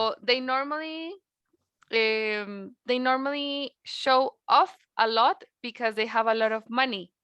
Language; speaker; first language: English; non-native, fluent; Spanish